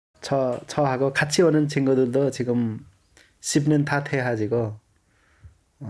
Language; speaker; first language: Korean; non-native, learner; Nepali